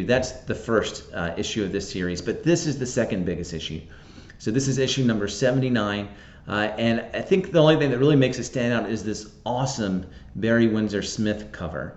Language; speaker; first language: English; native; English